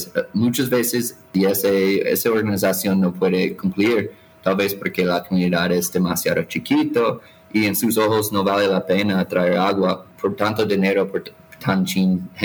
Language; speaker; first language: Spanish; non-native, fluent; English